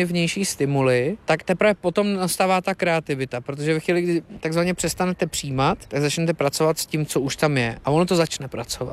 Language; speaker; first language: Czech; native; Czech